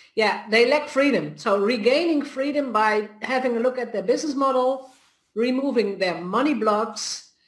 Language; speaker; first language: English; non-native, fluent; Dutch